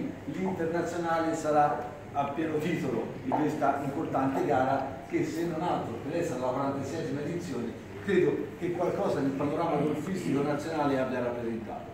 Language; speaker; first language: Italian; native; Italian